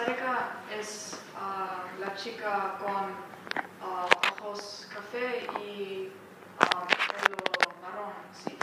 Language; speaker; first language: Spanish; non-native, learner; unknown